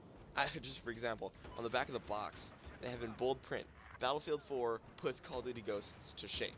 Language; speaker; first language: English; native; English